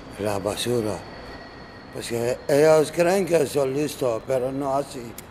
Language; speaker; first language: Spanish; non-native, learner; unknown